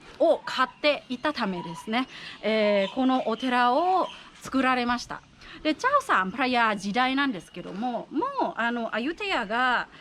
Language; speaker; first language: Japanese; non-native, fluent; Thai